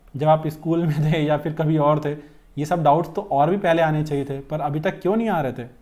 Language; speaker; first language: Hindi; native; Hindi